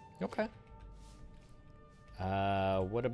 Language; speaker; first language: English; native; English